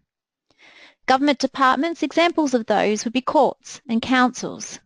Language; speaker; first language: English; native; English